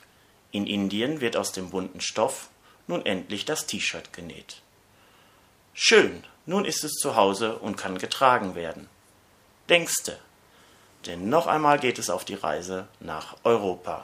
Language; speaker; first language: German; native; German